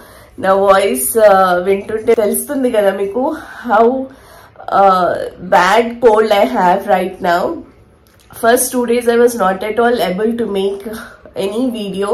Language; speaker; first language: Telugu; native; Telugu